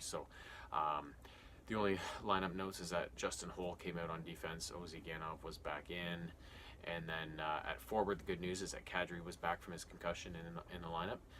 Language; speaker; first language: English; native; English